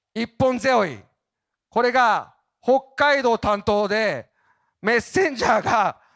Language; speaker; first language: Japanese; native; Japanese